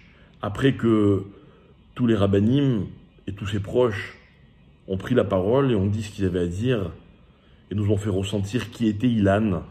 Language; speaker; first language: French; native; French